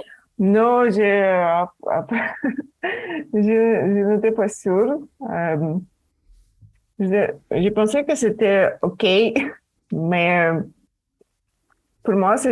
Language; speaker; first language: French; non-native, learner; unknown